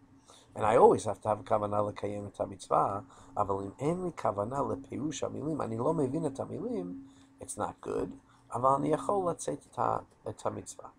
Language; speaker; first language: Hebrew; non-native, fluent; English